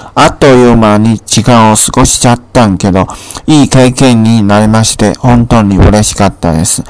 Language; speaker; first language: Japanese; non-native, fluent; Chinese